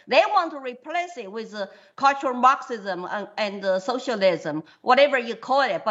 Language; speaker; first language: English; non-native, fluent; Chinese